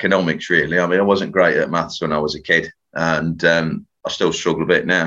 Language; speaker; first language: English; native; English